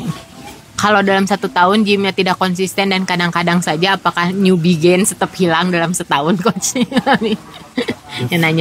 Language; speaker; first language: Indonesian; native; Indonesian